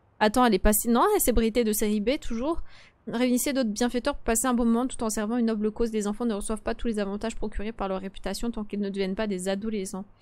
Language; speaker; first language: French; native; French